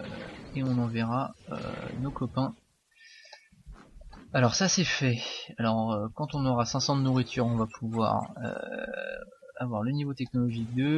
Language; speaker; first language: French; native; French